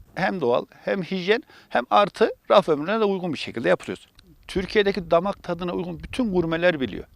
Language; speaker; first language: Turkish; native; Turkish